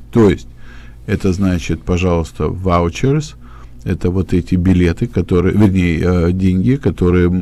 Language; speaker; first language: Russian; native; Russian